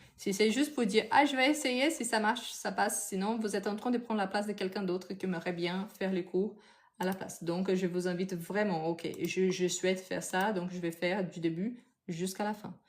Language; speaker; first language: French; non-native, fluent; Portuguese